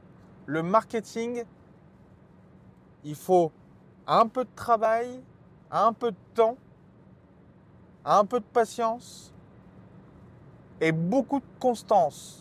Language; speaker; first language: French; native; French